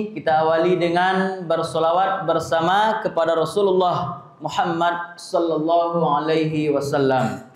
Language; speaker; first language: Malay; non-native, local second language; Minangkabau